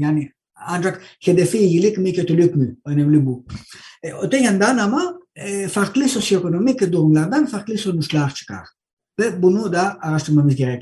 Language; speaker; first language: Turkish; non-native, learner; Greek